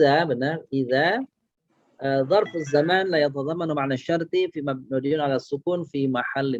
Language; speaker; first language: Arabic; non-native, fluent; Indonesian